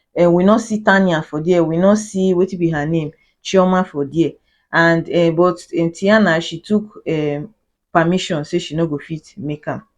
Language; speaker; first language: Nigerian Pidgin; native; Nigerian Pidgin